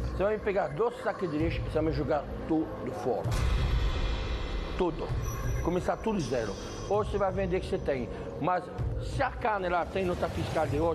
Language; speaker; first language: Portuguese; non-native, fluent; French